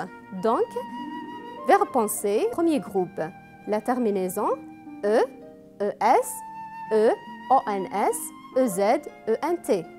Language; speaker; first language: French; non-native, fluent; Arabic